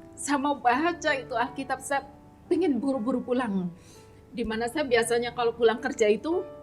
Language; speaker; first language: Indonesian; non-native, local second language; Javanese